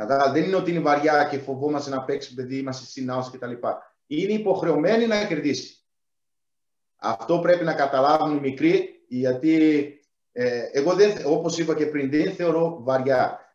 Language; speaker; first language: Greek; non-native, fluent; Portuguese